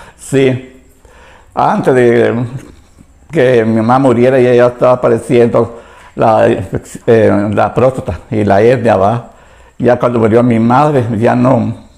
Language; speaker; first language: Spanish; native; Spanish